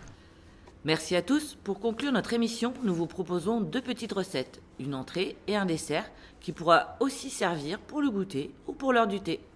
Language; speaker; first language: French; native; French